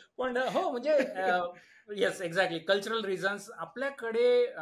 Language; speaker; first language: Marathi; native; Marathi